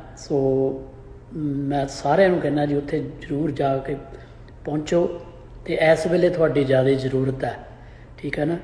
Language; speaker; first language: Punjabi; early bilingual, heritage; Punjabi